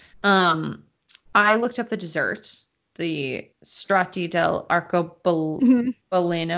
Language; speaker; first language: English; native; English